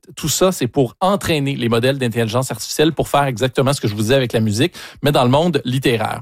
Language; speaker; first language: French; native; French